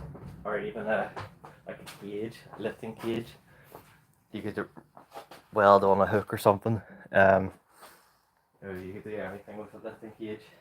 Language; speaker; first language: English; native; English